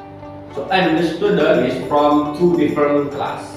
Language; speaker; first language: English; non-native, learner; Indonesian